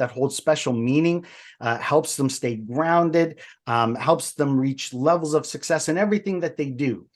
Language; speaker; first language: English; native; English